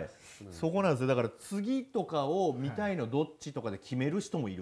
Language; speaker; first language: Japanese; native; Japanese